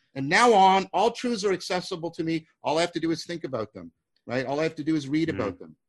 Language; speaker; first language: English; native; English